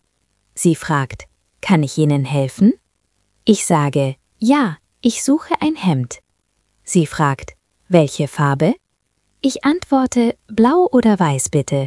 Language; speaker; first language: German; non-native, fluent; Spanish